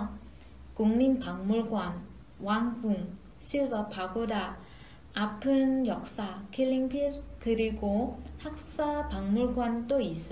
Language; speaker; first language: Korean; non-native, fluent; Khmer